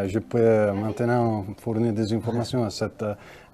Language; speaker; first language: French; non-native, learner; Italian